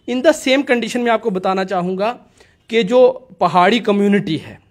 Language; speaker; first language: Hindi; native; Hindi